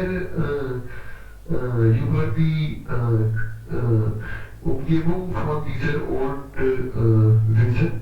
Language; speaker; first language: German; non-native, learner; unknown